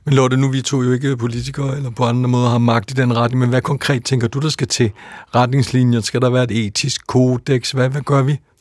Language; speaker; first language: Danish; native; Danish